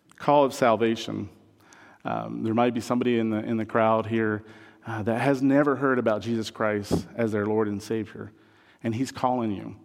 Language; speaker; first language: English; non-native, fluent; French